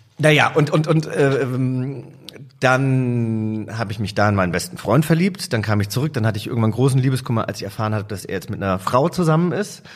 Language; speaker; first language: German; native; German